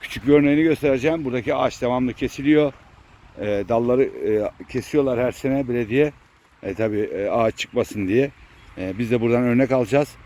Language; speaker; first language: Turkish; native; Turkish